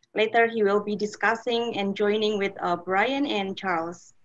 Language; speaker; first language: English; non-native, fluent; Indonesian